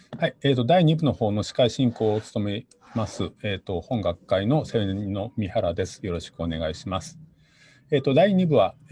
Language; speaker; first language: Japanese; native; Japanese